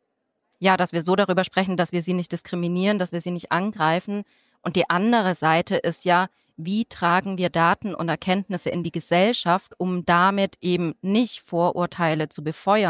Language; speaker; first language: German; native; German